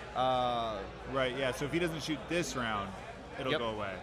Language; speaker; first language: English; native; English